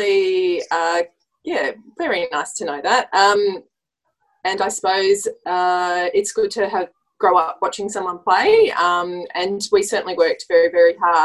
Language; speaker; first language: English; native; English